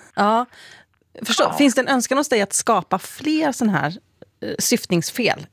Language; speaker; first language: Swedish; native; Swedish